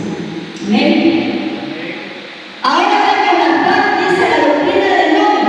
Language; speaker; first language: Spanish; native; Spanish